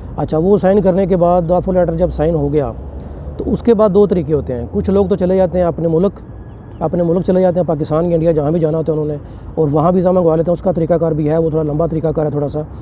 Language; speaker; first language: Urdu; non-native, local second language; Punjabi